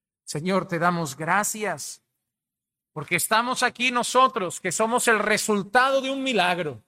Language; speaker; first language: Spanish; native; Spanish